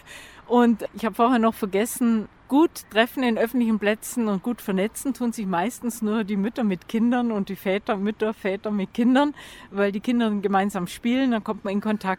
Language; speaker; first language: German; native; German